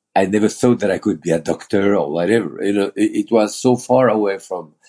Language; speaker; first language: English; non-native, fluent; French